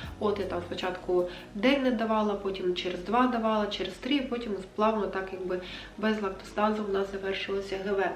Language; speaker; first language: Ukrainian; non-native, local second language; Russian